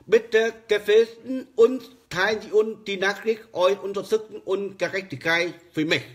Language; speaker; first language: German; non-native, learner; Vietnamese